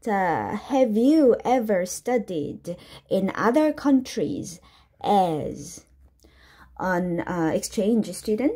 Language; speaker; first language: English; non-native, fluent; Korean